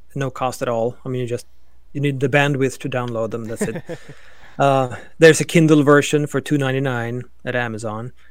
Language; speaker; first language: English; non-native, fluent; Swedish